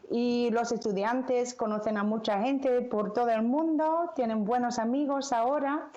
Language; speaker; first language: Spanish; non-native, fluent; English